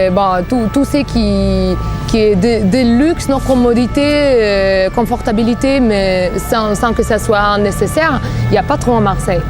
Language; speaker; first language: French; non-native, fluent; Bulgarian